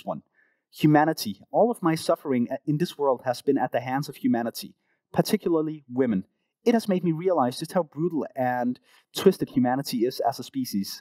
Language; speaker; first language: English; non-native, fluent; Danish